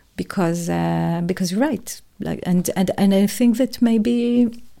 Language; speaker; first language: English; non-native, fluent; Hebrew